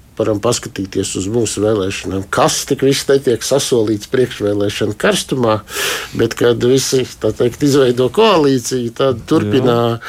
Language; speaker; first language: Latvian; native; Latvian